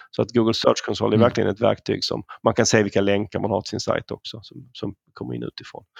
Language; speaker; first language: Swedish; native; Swedish